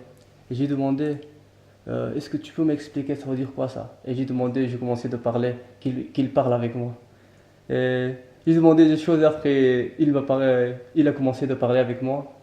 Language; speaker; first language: French; non-native, learner; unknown